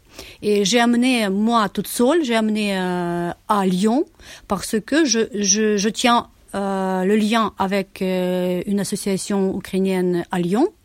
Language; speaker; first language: French; non-native, learner; Ukrainian